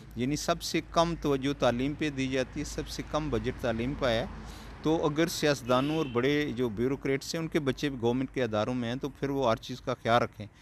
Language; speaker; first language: Urdu; non-native, local second language; Pahari-Potwari